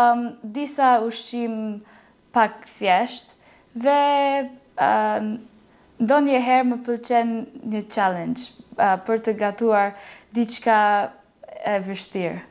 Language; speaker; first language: Albanian; non-native, learner; English